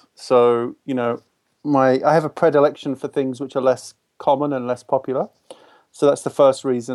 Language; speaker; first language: English; native; English